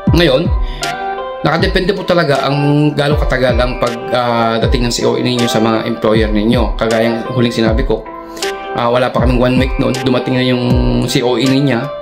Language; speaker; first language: Filipino; native; Filipino